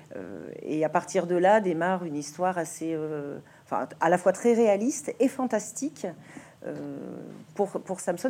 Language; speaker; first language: French; native; French